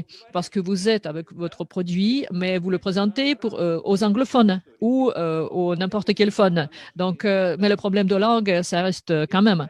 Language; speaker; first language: French; non-native, fluent; Russian